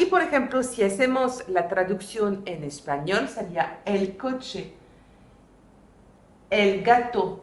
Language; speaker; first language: Spanish; non-native, fluent; French